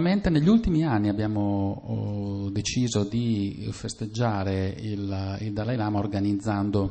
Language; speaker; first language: Italian; native; Italian